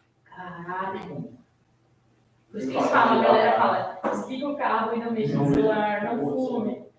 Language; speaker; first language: Portuguese; native; Portuguese